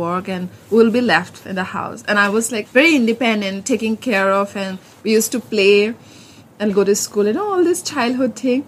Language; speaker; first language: English; non-native, local second language; Assamese